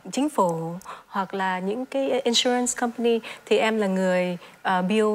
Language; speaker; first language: Vietnamese; early bilingual, heritage; Vietnamese